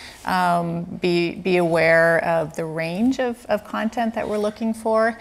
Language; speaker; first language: English; native; English